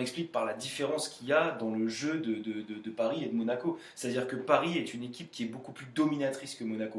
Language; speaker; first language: French; native; French